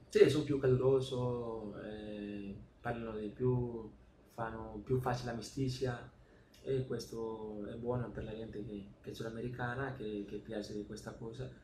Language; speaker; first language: Italian; non-native, learner; Spanish